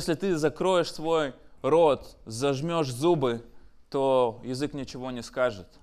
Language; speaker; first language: Russian; native; Russian